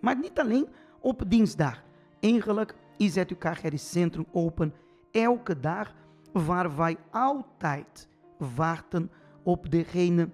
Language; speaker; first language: Dutch; non-native, fluent; Portuguese